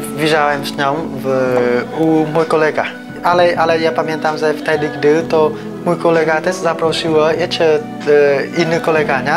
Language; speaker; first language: Polish; non-native, learner; Vietnamese